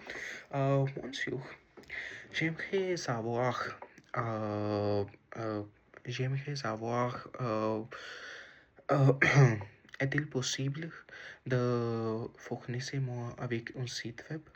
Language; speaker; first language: French; non-native, learner; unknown